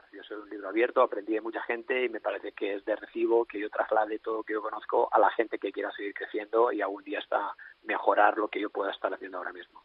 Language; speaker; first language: Spanish; native; Spanish